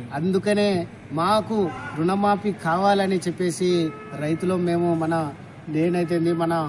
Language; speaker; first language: Telugu; native; Telugu